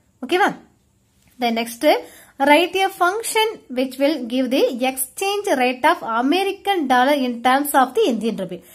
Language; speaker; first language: English; non-native, local second language; Tamil